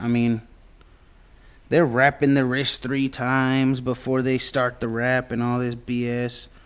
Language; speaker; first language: English; native; English